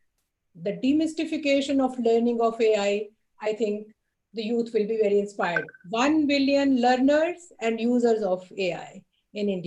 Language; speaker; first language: English; non-native, local second language; Hindi